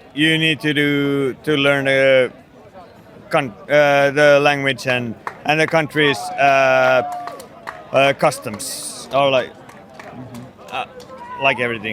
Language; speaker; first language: English; non-native, fluent; Polish